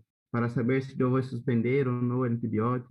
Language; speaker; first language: Spanish; non-native, learner; Portuguese